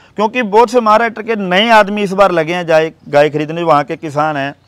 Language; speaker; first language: Hindi; native; Hindi